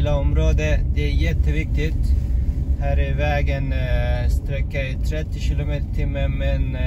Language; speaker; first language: Swedish; non-native, fluent; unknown